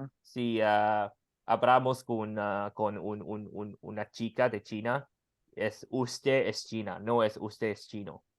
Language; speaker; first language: Spanish; non-native, learner; Cantonese